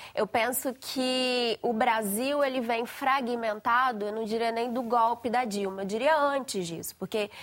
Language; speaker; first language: Portuguese; native; Portuguese